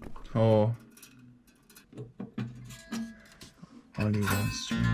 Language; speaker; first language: English; non-native, fluent; Japanese